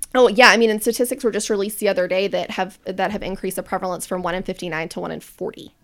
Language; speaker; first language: English; native; English